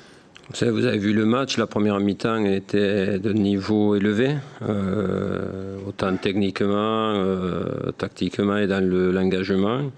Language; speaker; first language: French; native; French